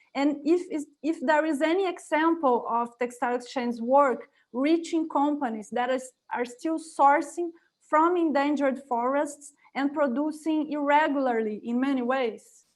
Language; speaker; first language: English; non-native, fluent; Portuguese